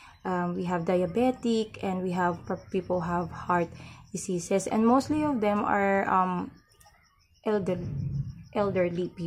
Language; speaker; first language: English; non-native, local second language; Filipino